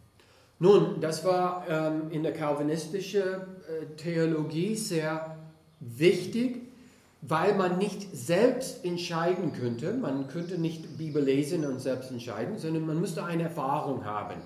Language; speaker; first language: German; non-native, fluent; English